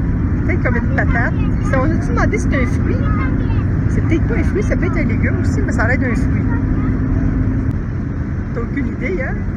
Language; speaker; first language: French; native; French